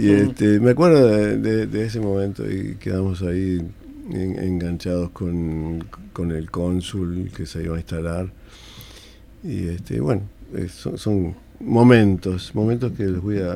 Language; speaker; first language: Spanish; native; Spanish